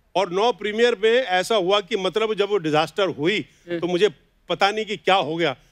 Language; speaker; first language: Hindi; native; Hindi